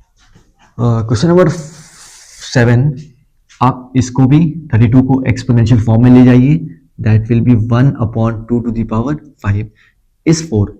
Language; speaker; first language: Hindi; native; Hindi